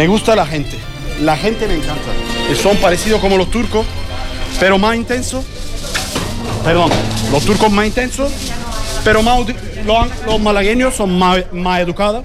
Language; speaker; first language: Spanish; non-native, learner; Turkish